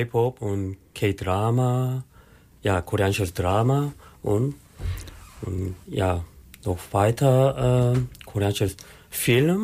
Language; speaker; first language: German; non-native, learner; Korean